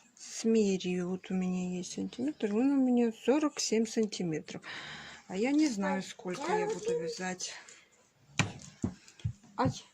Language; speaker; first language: Russian; native; Russian